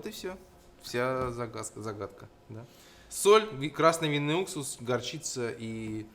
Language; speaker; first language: Russian; native; Russian